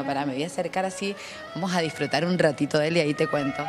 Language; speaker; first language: Spanish; native; Spanish